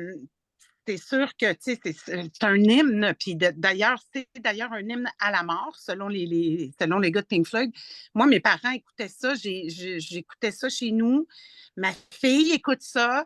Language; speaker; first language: French; native; French